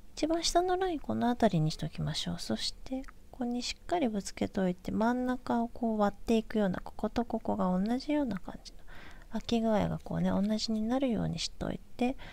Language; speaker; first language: Japanese; native; Japanese